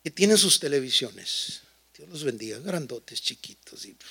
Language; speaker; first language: Spanish; early bilingual, heritage; Spanish